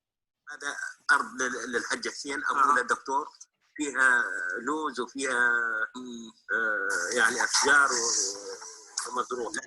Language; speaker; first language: Arabic; native; Arabic